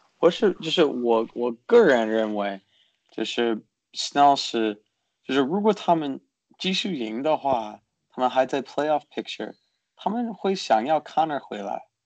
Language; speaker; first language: Chinese; early bilingual, heritage; Chinese